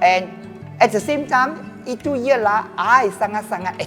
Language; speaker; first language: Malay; non-native, local second language; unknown